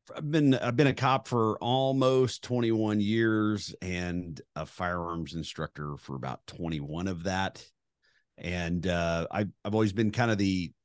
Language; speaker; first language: English; native; English